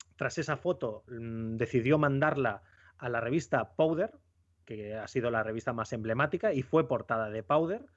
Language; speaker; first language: Spanish; native; Spanish